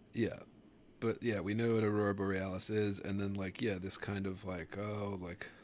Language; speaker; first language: English; native; English